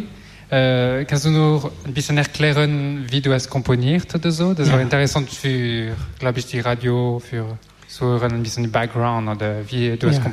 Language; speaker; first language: German; non-native, learner; French